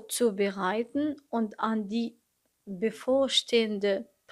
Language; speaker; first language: German; non-native, learner; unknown